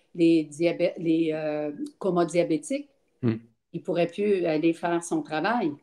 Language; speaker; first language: French; native; French